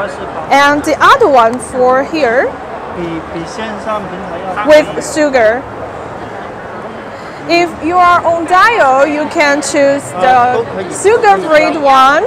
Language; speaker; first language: English; non-native, fluent; Chinese